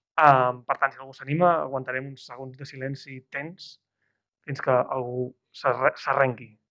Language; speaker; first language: Catalan; native; Catalan